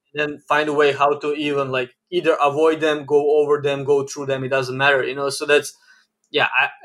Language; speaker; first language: English; non-native, fluent; Serbian